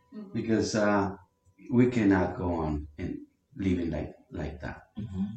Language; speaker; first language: English; non-native, fluent; Spanish